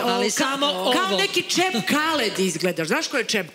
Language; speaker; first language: Serbian; native; Serbian